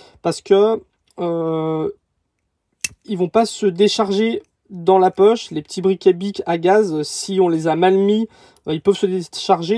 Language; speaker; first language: French; native; French